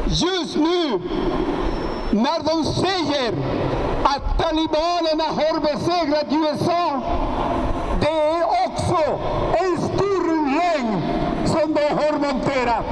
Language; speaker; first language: Swedish; non-native, fluent; Spanish